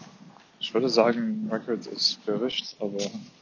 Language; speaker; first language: German; non-native, fluent; Arabic